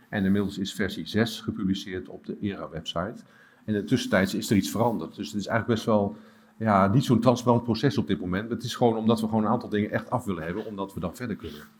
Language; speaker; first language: Dutch; native; Dutch